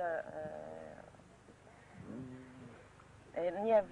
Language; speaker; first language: English; non-native, learner; French